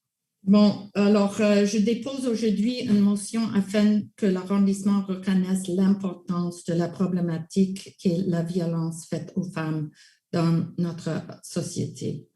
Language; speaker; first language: French; non-native, local second language; English